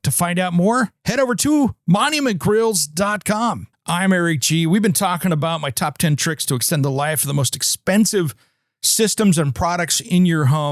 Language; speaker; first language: English; native; English